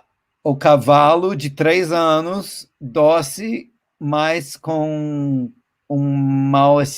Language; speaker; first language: Portuguese; non-native, fluent; English